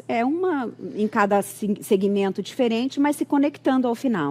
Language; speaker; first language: Portuguese; native; Portuguese